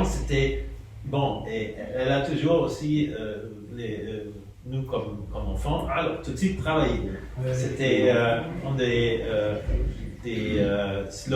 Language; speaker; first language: French; non-native, fluent; German